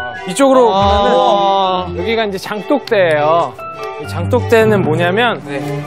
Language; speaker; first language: Korean; native; Korean